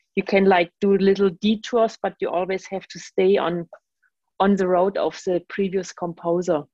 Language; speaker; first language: English; non-native, fluent; German